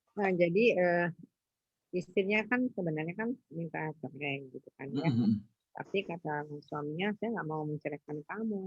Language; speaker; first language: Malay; non-native, local second language; Sundanese